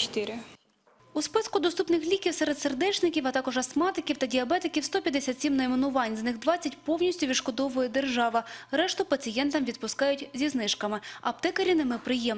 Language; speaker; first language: Ukrainian; native; Ukrainian